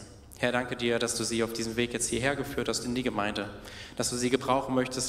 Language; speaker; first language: German; native; German